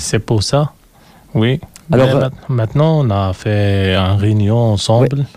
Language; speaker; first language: French; non-native, learner; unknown